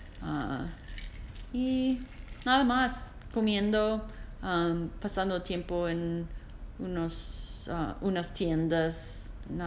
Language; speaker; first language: Spanish; non-native, learner; English